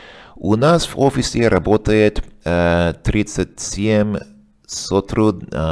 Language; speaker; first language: Russian; non-native, learner; English